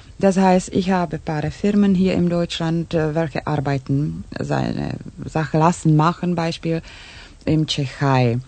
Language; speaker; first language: German; non-native, fluent; Czech